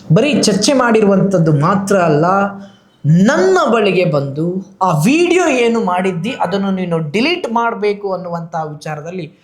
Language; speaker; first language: Kannada; non-native, local second language; Tulu